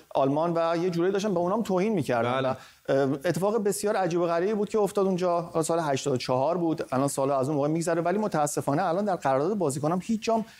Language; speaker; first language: Persian; native; Persian